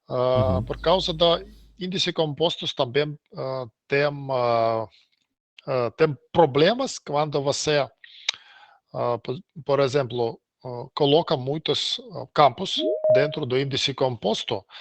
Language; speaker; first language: Portuguese; non-native, learner; Russian